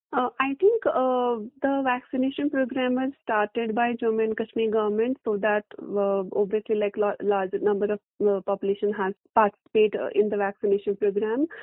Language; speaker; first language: English; non-native, local second language; Kashmiri